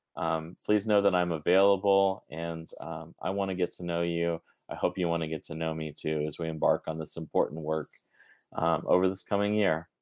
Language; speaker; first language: English; native; English